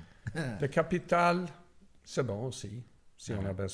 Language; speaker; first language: French; non-native, learner; Swedish